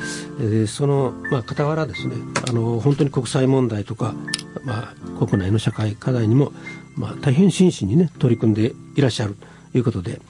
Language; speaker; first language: Japanese; native; Japanese